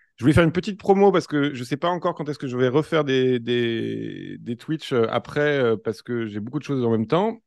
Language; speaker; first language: French; native; French